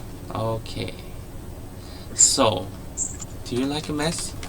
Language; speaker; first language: English; non-native, learner; Korean